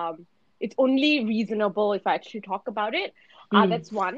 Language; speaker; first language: English; native; English